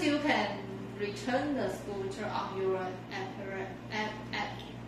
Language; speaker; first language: English; non-native, learner; Chinese